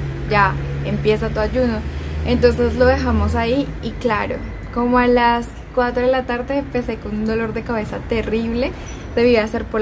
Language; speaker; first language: Spanish; native; Spanish